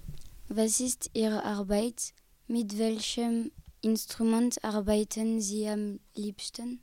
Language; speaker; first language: German; non-native, learner; French